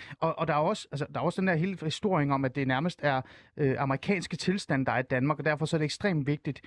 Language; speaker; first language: Danish; early bilingual, other home language; Persian